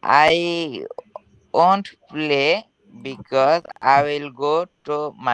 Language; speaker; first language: English; non-native, learner; Bangla